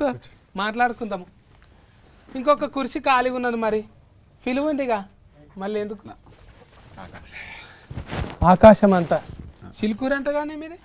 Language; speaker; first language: Telugu; native; Telugu